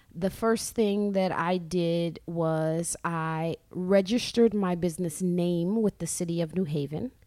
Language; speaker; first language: English; native; English